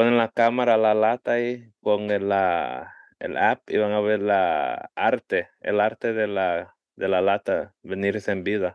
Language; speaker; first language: Spanish; early bilingual, heritage; Spanish